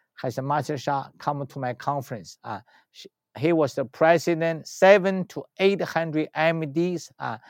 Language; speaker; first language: English; non-native, learner; Chinese